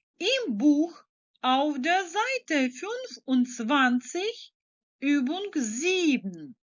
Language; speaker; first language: German; non-native, fluent; Ukrainian